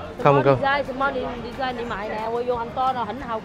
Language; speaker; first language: Chinese; non-native, learner; Vietnamese